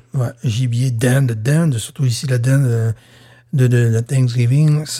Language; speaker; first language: French; native; French